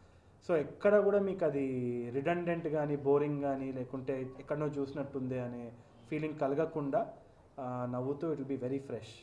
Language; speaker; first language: Telugu; native; Telugu